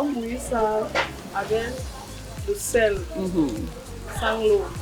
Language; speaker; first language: French; non-native, local second language; English